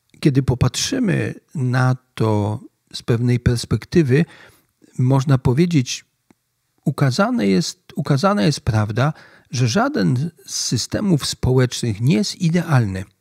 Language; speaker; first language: Polish; native; Polish